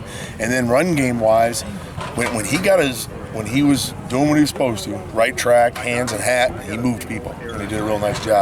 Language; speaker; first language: English; native; English